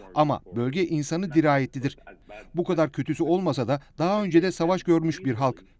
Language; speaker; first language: Turkish; non-native, fluent; Arabic